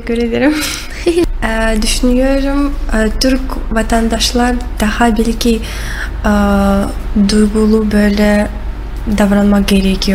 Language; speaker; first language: Turkish; non-native, learner; Russian